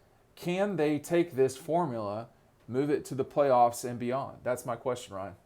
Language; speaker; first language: English; native; English